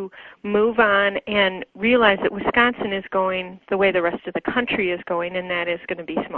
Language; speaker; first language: English; native; English